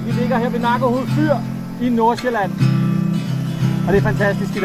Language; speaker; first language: Danish; native; Danish